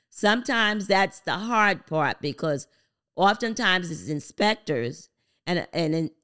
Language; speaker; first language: English; native; English